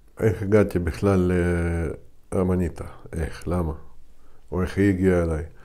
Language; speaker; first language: Hebrew; non-native, fluent; Russian